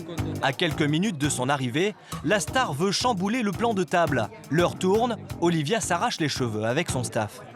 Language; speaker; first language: French; native; French